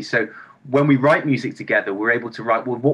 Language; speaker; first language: English; native; English